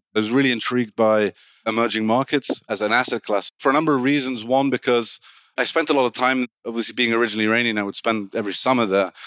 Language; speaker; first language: English; native; English